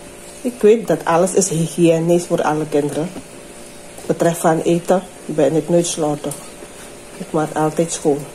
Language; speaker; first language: Dutch; non-native, local second language; Javanese